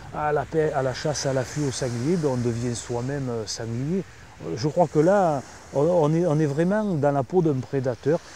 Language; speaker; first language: French; native; French